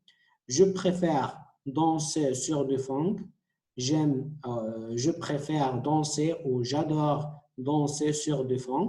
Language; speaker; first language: French; non-native, fluent; Arabic